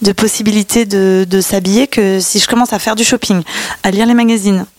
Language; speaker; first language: French; native; French